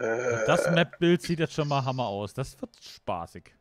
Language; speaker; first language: German; native; German